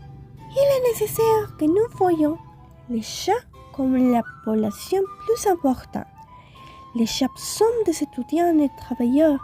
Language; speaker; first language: French; non-native, fluent; Spanish